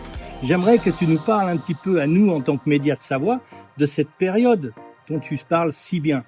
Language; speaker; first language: French; native; French